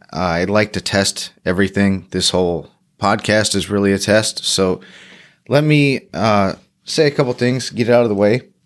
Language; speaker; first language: English; native; English